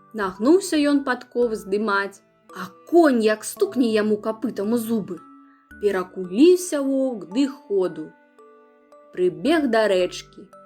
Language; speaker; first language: Belarusian; non-native, local second language; Russian